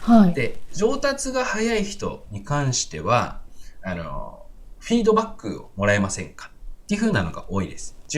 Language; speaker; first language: Japanese; native; Japanese